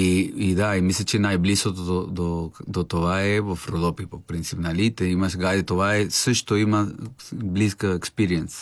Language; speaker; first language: Bulgarian; non-native, learner; Spanish